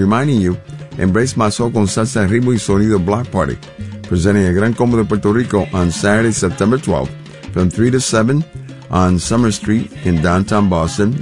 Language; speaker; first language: English; non-native, local second language; Spanish